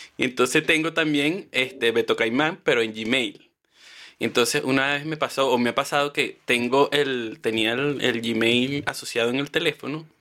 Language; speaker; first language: Spanish; native; Spanish